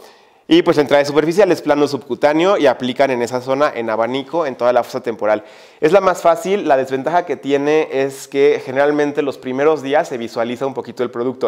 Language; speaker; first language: Spanish; native; Spanish